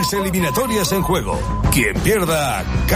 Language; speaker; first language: Spanish; native; Spanish